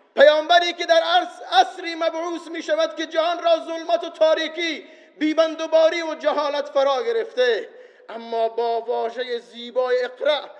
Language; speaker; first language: Persian; non-native, local second language; Baluchi